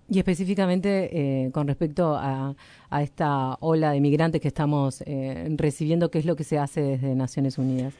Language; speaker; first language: Spanish; native; Spanish